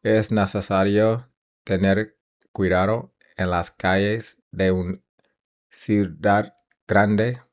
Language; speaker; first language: Spanish; non-native, learner; English